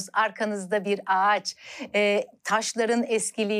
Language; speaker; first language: Turkish; native; Turkish